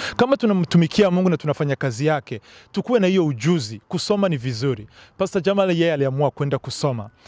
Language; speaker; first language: Swahili; non-native, local second language; Kinyarwanda